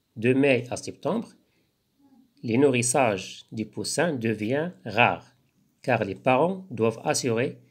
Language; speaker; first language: French; non-native, local second language; Arabic